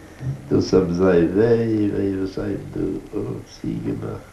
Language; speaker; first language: German; non-native, learner; Polish